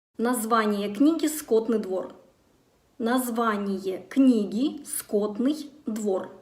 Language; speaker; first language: Russian; native; Russian